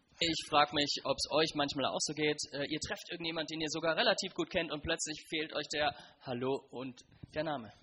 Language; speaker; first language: German; native; German